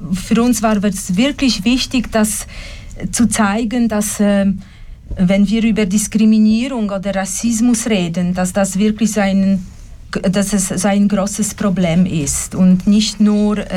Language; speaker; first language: German; non-native, fluent; Polish